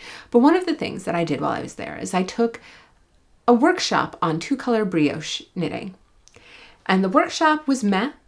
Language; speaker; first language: English; native; English